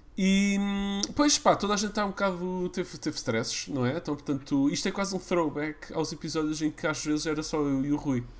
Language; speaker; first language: Portuguese; early bilingual, other home language; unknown